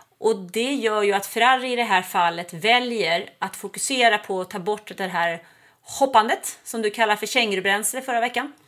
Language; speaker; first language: Swedish; native; Swedish